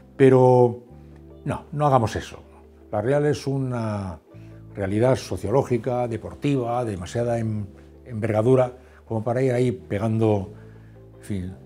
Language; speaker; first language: Spanish; native; Spanish